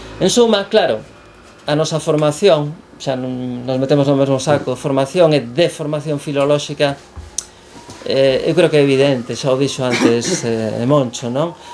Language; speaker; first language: Galician; native; Galician